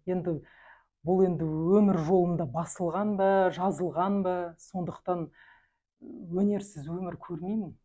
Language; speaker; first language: Kazakh; non-native, local second language; Russian